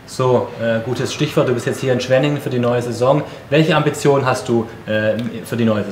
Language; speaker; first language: German; native; German